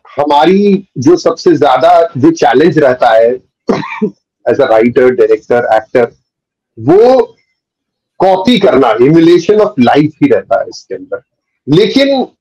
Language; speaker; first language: Hindi; native; Hindi